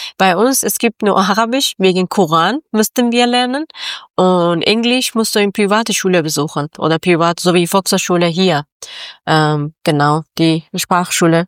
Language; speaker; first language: German; non-native, learner; Persian